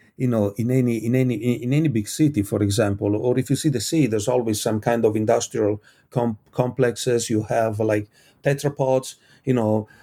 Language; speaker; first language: English; non-native, fluent; Italian